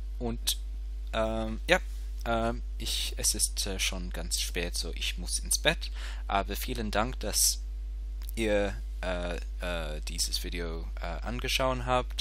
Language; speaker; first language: German; non-native, fluent; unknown